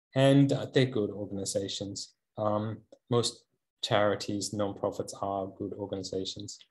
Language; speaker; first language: English; native; English